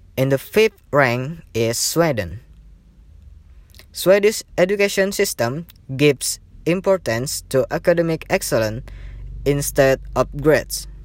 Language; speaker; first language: English; non-native, learner; Indonesian